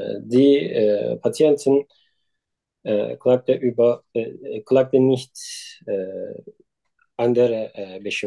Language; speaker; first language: German; non-native, learner; Turkish